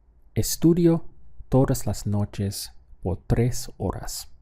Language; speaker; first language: Spanish; non-native, fluent; English